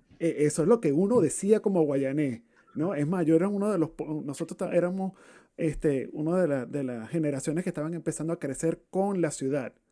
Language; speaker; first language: Spanish; native; Spanish